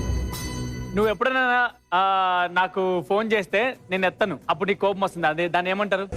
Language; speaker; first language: Telugu; native; Telugu